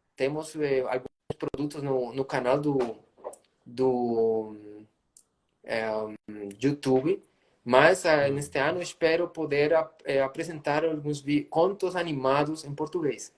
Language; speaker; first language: Portuguese; non-native, fluent; Spanish